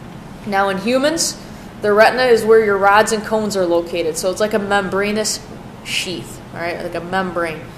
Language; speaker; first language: English; native; English